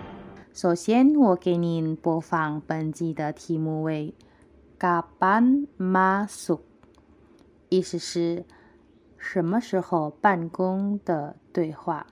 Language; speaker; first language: Chinese; non-native, local second language; Indonesian